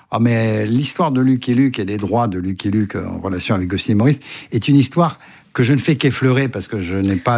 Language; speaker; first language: French; native; French